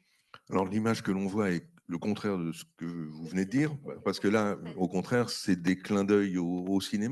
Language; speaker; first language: French; native; French